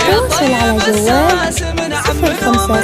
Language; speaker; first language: Arabic; native; Arabic